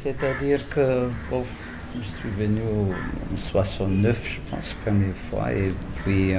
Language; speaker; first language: French; non-native, fluent; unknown